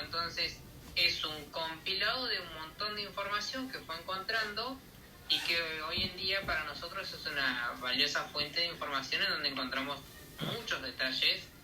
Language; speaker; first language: Spanish; native; Spanish